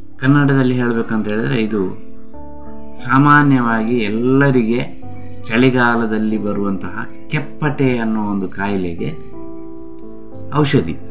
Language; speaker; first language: Kannada; non-native, local second language; Tulu